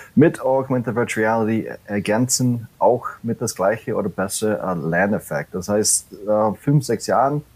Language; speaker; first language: German; non-native, fluent; English